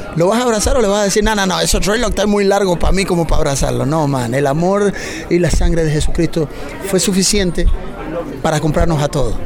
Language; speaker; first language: Spanish; native; Spanish